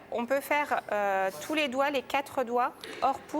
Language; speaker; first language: French; native; French